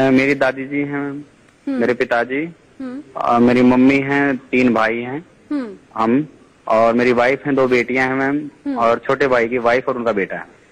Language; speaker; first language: Hindi; native; Hindi